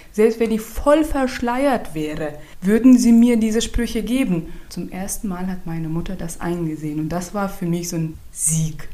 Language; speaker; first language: German; non-native, fluent; Turkmen